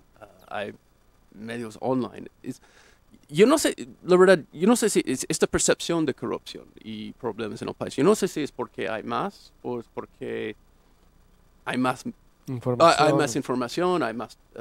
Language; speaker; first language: Spanish; non-native, fluent; English